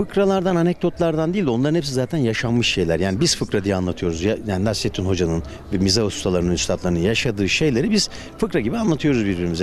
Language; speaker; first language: Turkish; native; Turkish